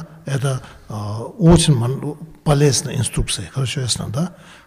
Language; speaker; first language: Russian; non-native, learner; Tibetan